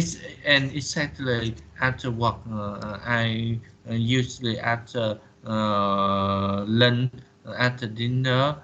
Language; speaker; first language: English; non-native, learner; Vietnamese